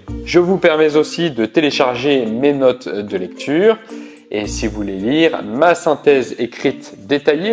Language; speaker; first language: French; native; French